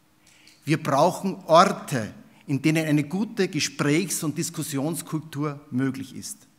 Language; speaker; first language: German; native; German